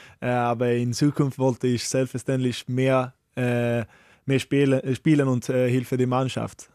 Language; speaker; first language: German; non-native, learner; Swedish